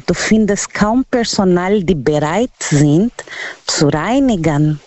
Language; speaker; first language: German; non-native, learner; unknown